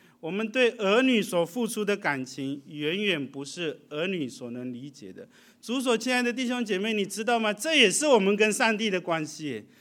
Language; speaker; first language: Chinese; early bilingual, heritage; Chinese